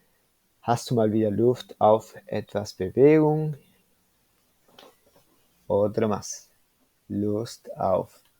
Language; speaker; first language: German; non-native, fluent; Spanish